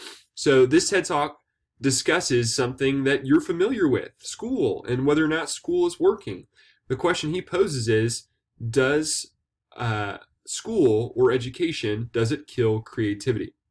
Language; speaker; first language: English; native; English